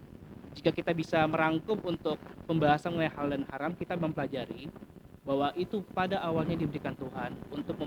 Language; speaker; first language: Indonesian; native; Indonesian